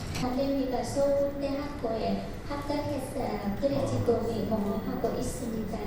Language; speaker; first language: Korean; non-native, learner; Vietnamese